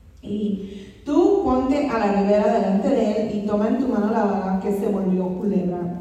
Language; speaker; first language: Spanish; non-native, fluent; English